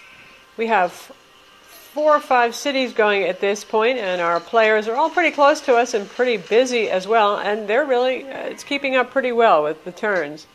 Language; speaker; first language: English; native; English